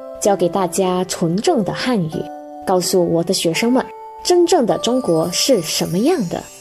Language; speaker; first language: Chinese; non-native, fluent; Indonesian